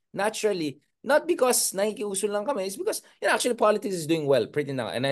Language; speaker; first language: English; non-native, local second language; Filipino